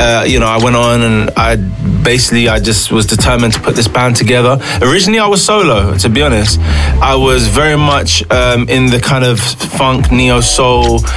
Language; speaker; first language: English; native; English